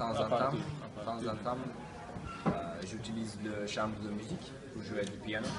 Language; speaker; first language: French; non-native, learner; Turkish